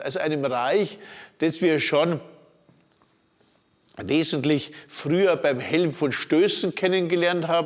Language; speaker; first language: German; native; German